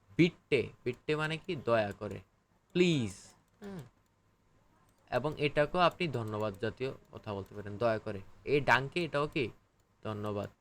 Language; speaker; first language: Bangla; native; Bangla